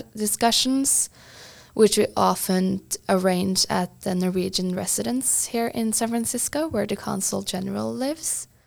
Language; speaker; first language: English; non-native, fluent; Norwegian